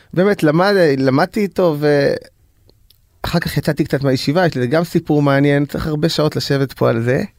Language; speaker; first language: Hebrew; native; Hebrew